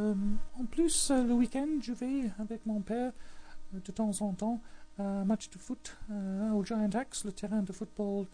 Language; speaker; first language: French; non-native, learner; English